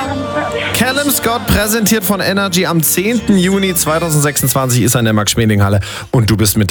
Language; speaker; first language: German; native; German